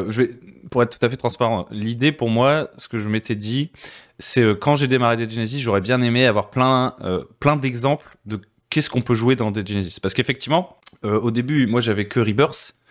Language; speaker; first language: French; native; French